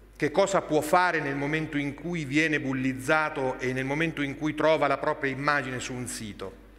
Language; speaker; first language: Italian; native; Italian